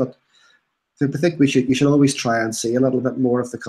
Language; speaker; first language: English; native; English